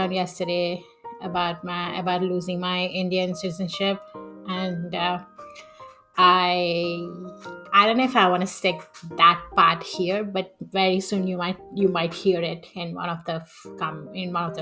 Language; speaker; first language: English; non-native, local second language; Telugu